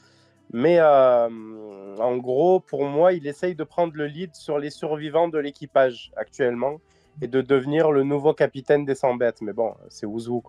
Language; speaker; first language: French; native; French